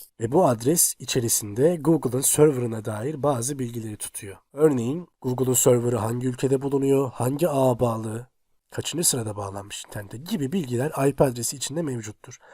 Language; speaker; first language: Turkish; native; Turkish